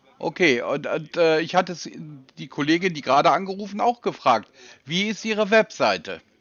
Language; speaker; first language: German; native; German